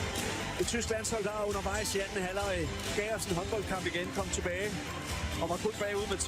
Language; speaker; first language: Danish; native; Danish